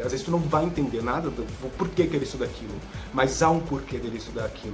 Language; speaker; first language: Portuguese; native; Portuguese